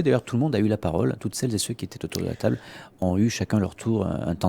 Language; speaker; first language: French; native; French